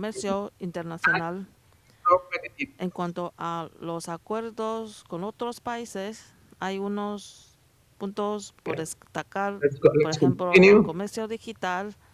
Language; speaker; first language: Spanish; non-native, learner; Chinese